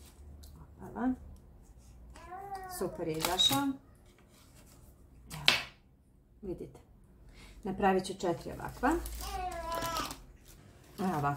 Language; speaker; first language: Croatian; native; Croatian